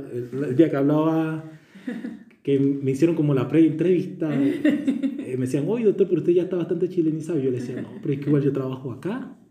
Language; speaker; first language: Spanish; native; Spanish